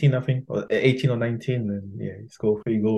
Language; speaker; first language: English; non-native, fluent; French